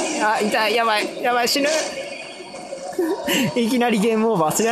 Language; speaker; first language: Japanese; native; Japanese